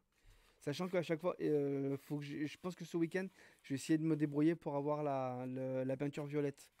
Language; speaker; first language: French; native; French